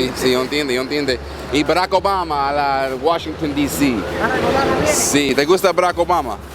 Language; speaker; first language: Spanish; non-native, learner; English